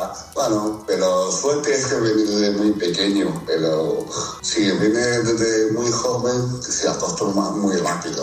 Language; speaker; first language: Spanish; non-native, fluent; Chinese